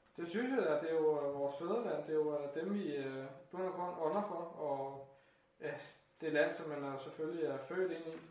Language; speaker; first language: Danish; native; Danish